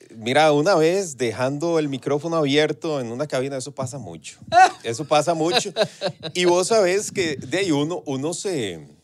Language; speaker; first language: Spanish; native; Spanish